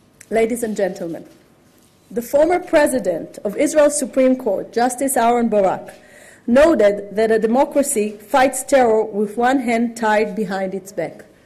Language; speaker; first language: English; non-native, fluent; Hebrew